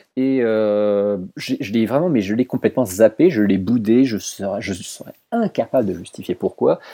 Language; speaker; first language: French; native; French